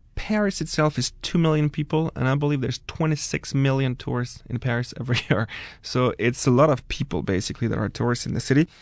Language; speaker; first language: English; non-native, fluent; French